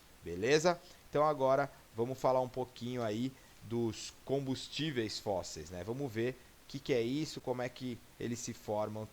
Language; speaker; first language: Portuguese; native; Portuguese